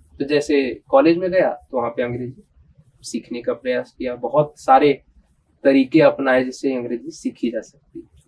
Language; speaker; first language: Hindi; native; Hindi